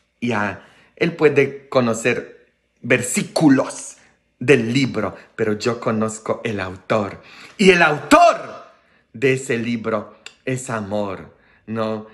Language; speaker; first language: Spanish; non-native, fluent; Polish